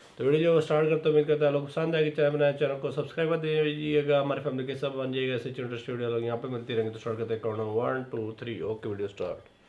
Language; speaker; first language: Urdu; non-native, local second language; Punjabi